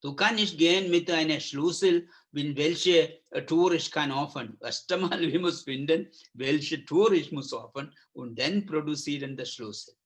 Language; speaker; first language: German; non-native, learner; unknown